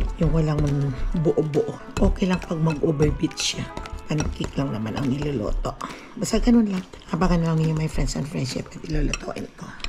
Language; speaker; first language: Filipino; non-native, local second language; Cebuano